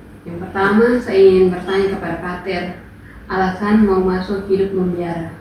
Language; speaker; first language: Indonesian; non-native, local second language; Tetum